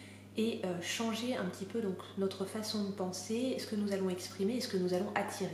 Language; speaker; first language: French; native; French